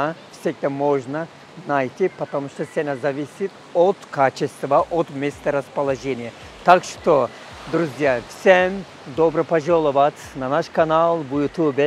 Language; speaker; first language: Russian; non-native, fluent; Turkish